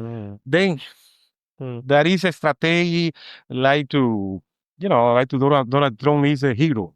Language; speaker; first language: English; non-native, fluent; Spanish